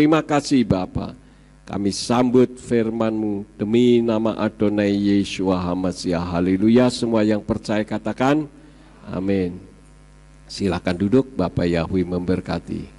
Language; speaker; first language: Indonesian; native; Indonesian